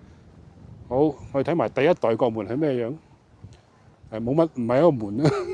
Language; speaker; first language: Cantonese; native; Cantonese